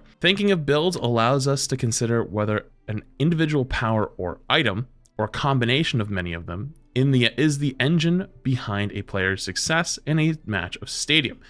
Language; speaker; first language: English; native; English